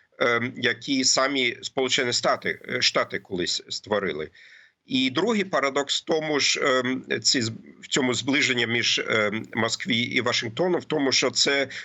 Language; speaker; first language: Ukrainian; non-native, fluent; German